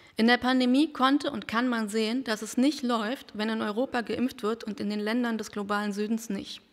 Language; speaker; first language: German; native; German